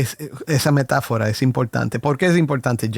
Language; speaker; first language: Spanish; native; Spanish